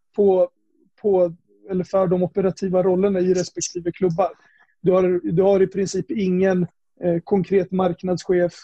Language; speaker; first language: Swedish; native; Swedish